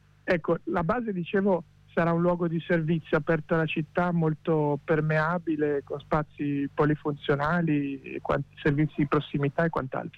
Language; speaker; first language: Italian; native; Italian